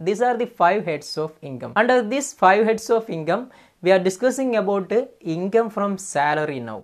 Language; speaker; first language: English; non-native, local second language; Malayalam